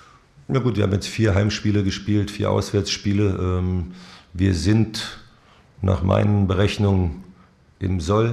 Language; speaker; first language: German; native; German